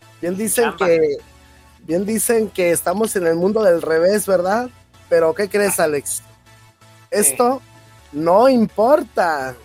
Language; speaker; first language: Spanish; native; Spanish